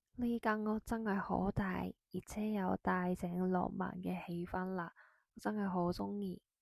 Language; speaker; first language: Cantonese; non-native, fluent; Japanese